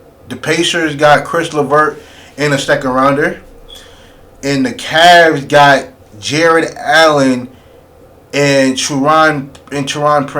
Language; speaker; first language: English; native; English